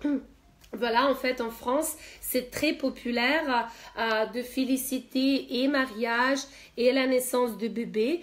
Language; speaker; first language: French; non-native, fluent; Russian